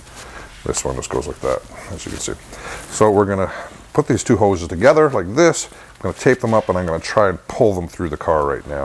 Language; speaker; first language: English; native; English